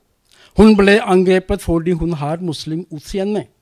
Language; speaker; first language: Norwegian; non-native, learner; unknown